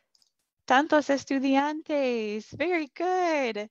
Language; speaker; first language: Spanish; non-native, fluent; English